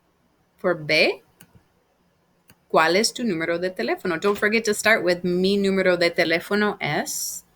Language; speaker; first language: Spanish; non-native, fluent; English